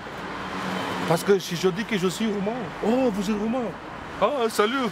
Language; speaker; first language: French; non-native, fluent; Romanian